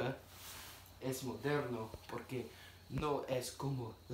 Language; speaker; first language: Spanish; non-native, learner; English